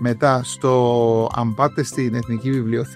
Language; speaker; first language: Greek; early bilingual, heritage; Greek